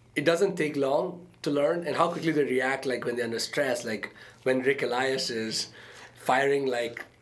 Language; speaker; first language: English; early bilingual, other home language; Arabic